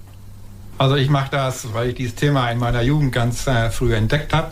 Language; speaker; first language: German; native; German